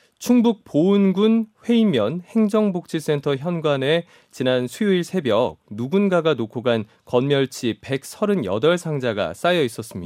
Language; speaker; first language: Korean; native; Korean